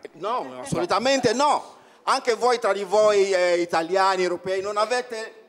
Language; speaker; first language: Italian; non-native, fluent; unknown